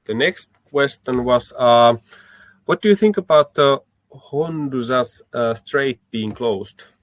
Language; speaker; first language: English; non-native, fluent; Finnish